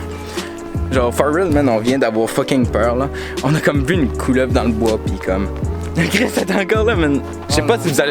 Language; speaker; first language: French; native; French